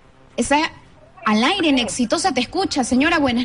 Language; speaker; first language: Spanish; native; Spanish